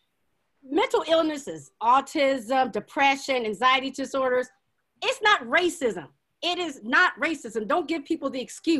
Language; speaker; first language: English; native; English